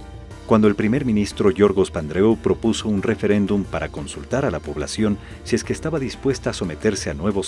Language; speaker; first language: Spanish; native; Spanish